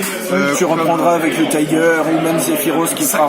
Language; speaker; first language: French; native; French